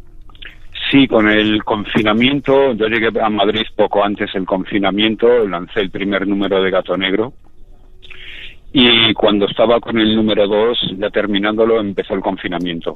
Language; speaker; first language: Spanish; native; Spanish